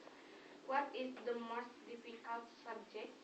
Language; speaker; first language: English; non-native, learner; Indonesian